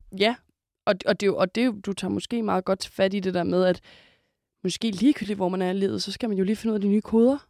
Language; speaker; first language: Danish; native; Danish